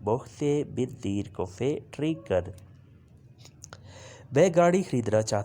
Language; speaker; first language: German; non-native, fluent; Urdu